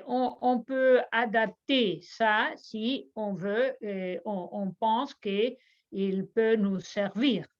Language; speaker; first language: French; non-native, fluent; Spanish